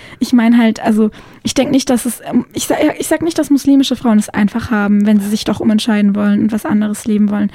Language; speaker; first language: German; native; German